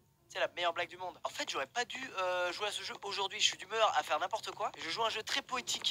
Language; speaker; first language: French; native; French